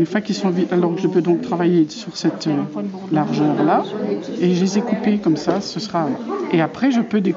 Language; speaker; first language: French; native; French